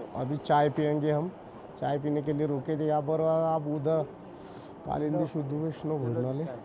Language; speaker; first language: Hindi; non-native, local second language; Marathi